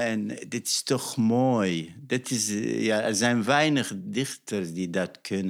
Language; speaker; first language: Dutch; non-native, fluent; Arabic